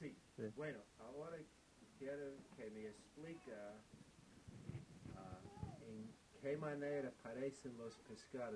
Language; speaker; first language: Spanish; non-native, fluent; English